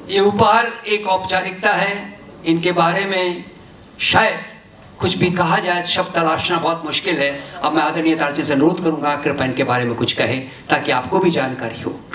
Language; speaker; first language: Hindi; native; Hindi